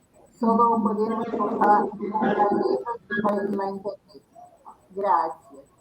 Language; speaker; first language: Spanish; non-native, fluent; Portuguese